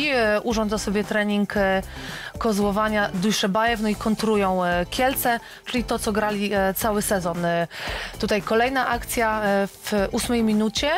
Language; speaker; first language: Polish; native; Polish